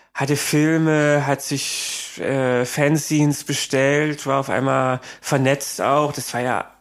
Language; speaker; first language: German; native; German